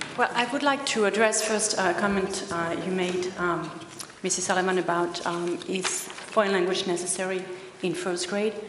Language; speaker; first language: English; early bilingual, other home language; Spanish